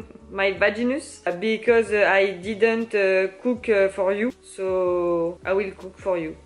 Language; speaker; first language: English; non-native, learner; French